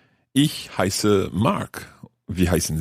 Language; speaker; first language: German; non-native, learner; English